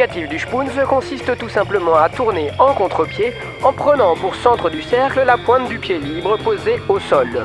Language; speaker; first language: French; native; French